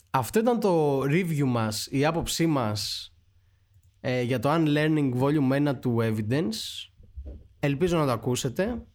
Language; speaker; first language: Greek; native; Greek